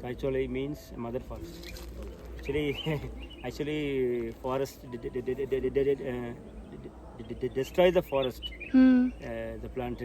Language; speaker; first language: English; non-native, learner; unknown